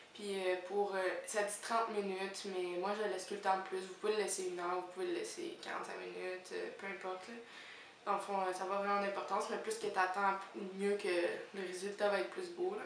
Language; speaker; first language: French; native; French